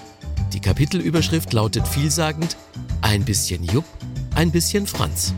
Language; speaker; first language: German; native; German